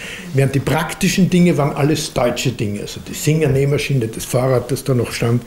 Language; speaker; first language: German; native; German